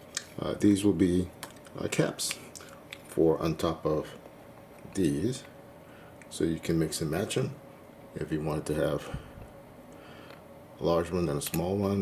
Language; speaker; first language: English; native; English